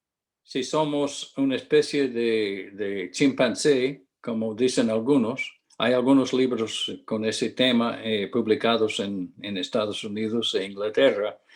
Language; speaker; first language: Spanish; non-native, fluent; English